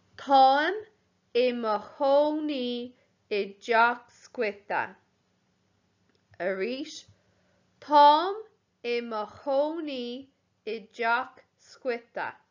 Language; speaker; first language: Irish; non-native, local second language; English